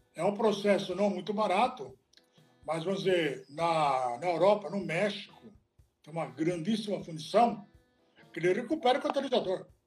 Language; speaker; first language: Portuguese; non-native, fluent; Italian